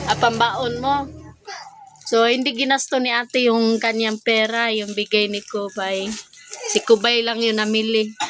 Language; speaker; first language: Filipino; non-native, local second language; Cebuano